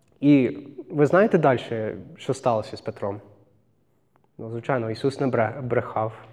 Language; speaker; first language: Ukrainian; non-native, fluent; English